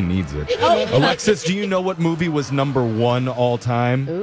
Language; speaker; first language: English; native; English